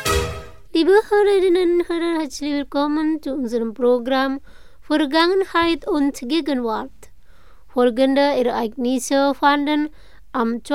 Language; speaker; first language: German; non-native, fluent; Indonesian